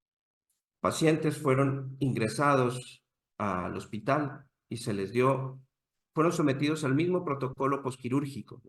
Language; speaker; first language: Spanish; native; Spanish